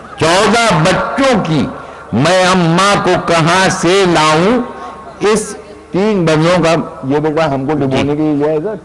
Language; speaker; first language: Urdu; native; Urdu